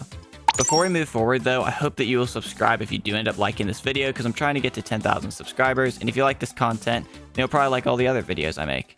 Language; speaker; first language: English; native; English